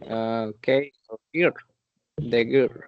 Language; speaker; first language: English; non-native, learner; Spanish